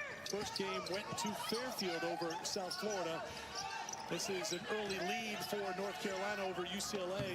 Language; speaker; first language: English; native; English